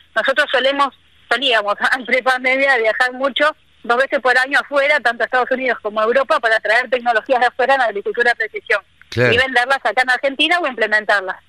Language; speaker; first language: Spanish; native; Spanish